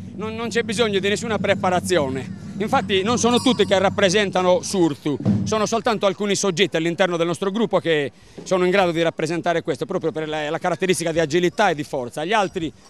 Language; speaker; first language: Italian; native; Italian